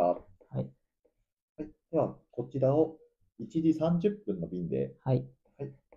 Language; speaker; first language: Japanese; native; Japanese